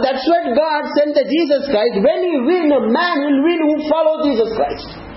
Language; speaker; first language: English; non-native, local second language; Tamil